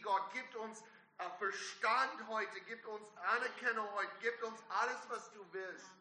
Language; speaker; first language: German; non-native, learner; English